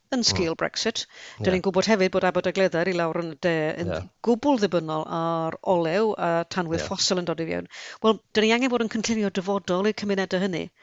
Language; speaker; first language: Welsh; native; Welsh